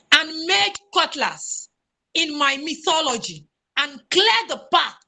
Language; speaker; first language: English; non-native, local second language; Yoruba